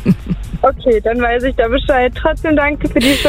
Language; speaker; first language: German; native; German